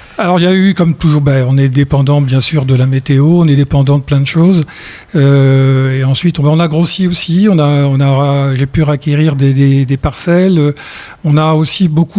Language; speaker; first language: French; native; French